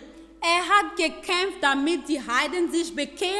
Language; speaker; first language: German; non-native, fluent; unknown